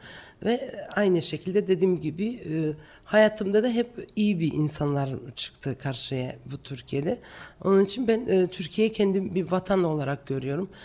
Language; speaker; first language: Turkish; non-native, fluent; Georgian